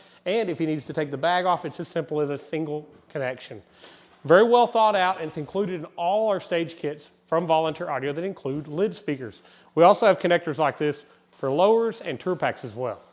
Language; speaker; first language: English; native; English